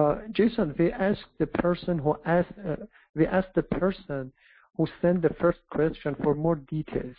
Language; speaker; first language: English; non-native, fluent; Persian